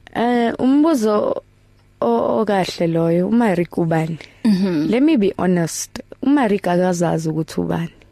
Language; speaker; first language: Zulu; non-native, local second language; Afrikaans